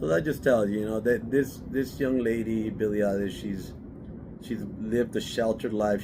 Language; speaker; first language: English; native; English